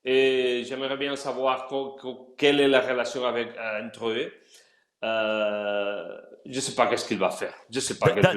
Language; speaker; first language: French; non-native, fluent; Spanish